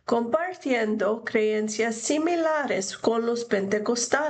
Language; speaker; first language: Spanish; non-native, fluent; English